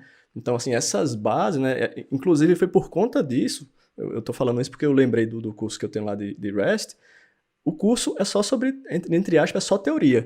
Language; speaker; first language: Portuguese; native; Portuguese